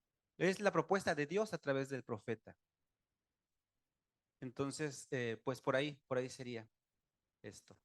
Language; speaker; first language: Spanish; native; Spanish